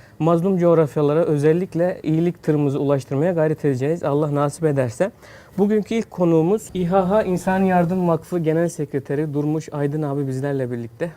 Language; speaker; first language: Turkish; native; Turkish